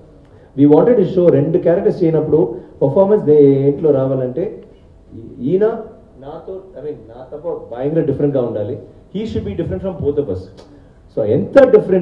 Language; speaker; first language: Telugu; non-native, learner; Tamil